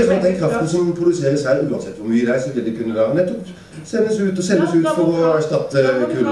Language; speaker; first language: Norwegian; native; Norwegian